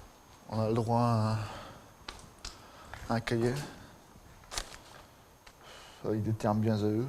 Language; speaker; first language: French; native; French